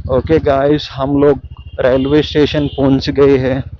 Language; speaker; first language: Hindi; non-native, local second language; Telugu